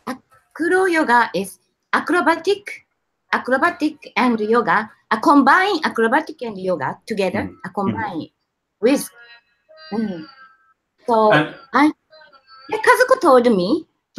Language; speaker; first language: English; non-native, learner; Japanese